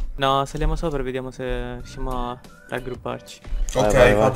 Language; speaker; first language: Italian; native; Italian